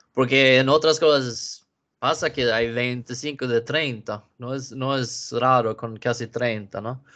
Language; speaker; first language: Spanish; non-native, learner; Swedish